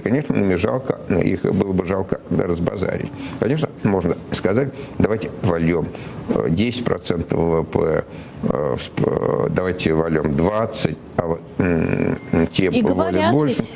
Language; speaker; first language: Russian; native; Russian